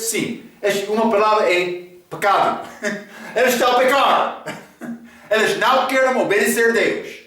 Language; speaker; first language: Portuguese; non-native, fluent; English